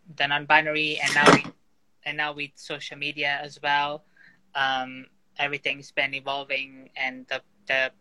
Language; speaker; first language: English; non-native, fluent; Portuguese